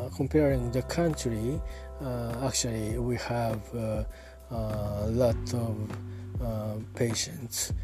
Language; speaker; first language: English; non-native, learner; Japanese